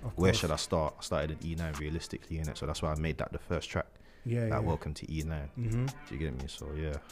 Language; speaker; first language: English; native; English